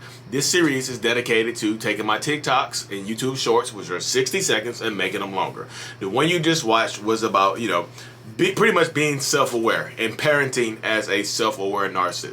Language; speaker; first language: English; native; English